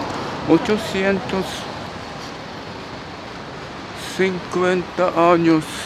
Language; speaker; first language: Spanish; non-native, learner; Japanese